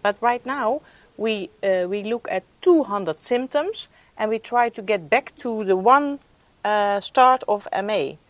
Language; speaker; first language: English; non-native, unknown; Dutch